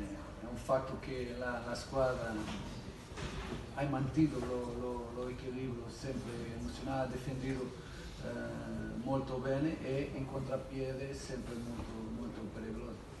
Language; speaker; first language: Italian; non-native, learner; Portuguese